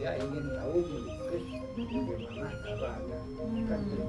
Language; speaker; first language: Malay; non-native, local second language; Balinese